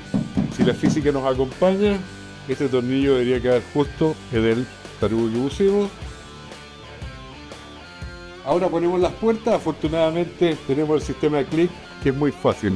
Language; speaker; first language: Spanish; native; Spanish